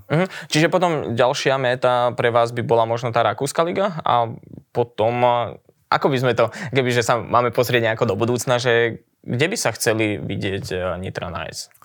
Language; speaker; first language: Slovak; native; Slovak